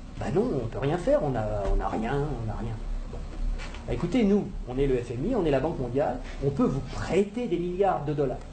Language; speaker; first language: French; native; French